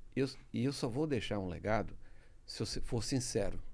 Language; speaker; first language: Portuguese; early bilingual, other home language; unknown